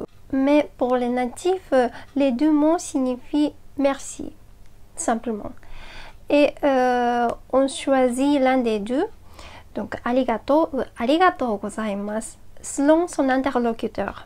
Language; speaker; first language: French; non-native, fluent; Japanese